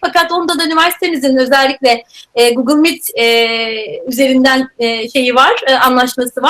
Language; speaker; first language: Turkish; native; Turkish